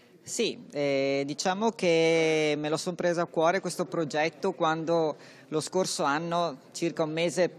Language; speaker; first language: Italian; native; Italian